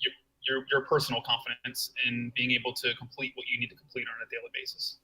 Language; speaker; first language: English; native; English